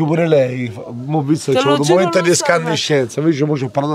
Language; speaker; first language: Italian; native; Italian